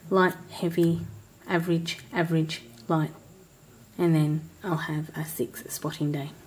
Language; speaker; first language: English; native; English